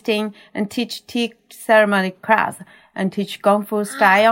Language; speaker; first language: English; non-native, learner; Chinese